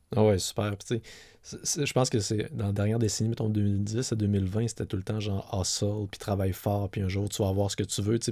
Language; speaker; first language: French; native; French